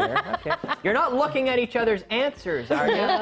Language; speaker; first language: English; native; English